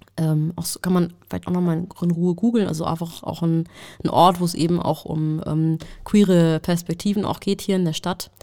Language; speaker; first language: German; native; German